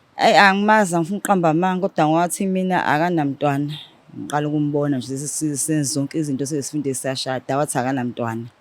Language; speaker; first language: Zulu; native; Zulu